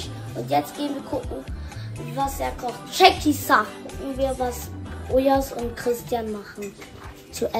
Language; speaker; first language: German; early bilingual, other home language; Lingala